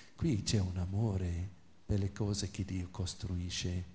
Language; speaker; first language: Italian; non-native, fluent; English